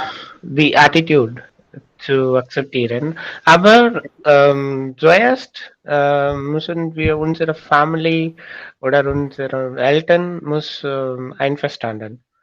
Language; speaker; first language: German; non-native, learner; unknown